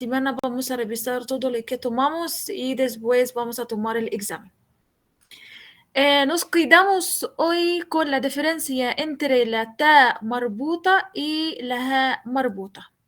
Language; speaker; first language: Spanish; non-native, fluent; Arabic